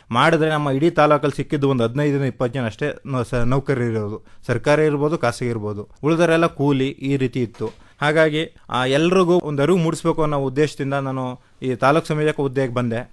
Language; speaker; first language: Kannada; native; Kannada